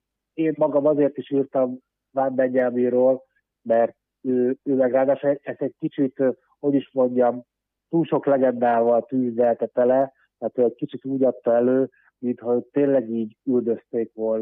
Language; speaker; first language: Hungarian; native; Hungarian